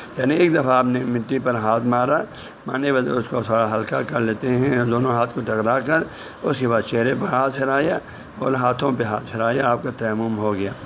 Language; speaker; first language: Urdu; non-native, local second language; Balti